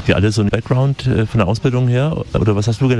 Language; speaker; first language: German; native; German